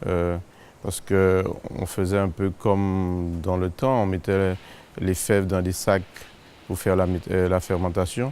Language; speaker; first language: French; native; French